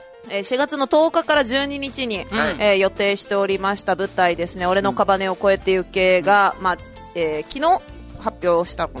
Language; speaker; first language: Japanese; native; Japanese